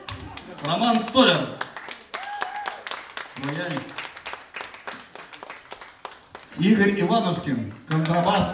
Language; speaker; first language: Russian; native; Russian